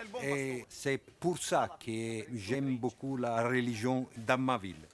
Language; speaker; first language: French; non-native, fluent; Italian